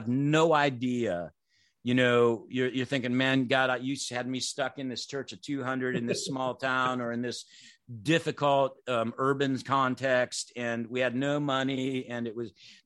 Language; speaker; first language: English; native; English